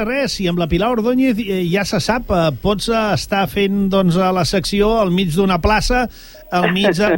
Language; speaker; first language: Catalan; native; Catalan